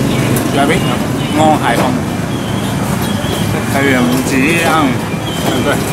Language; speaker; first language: Vietnamese; non-native, learner; Japanese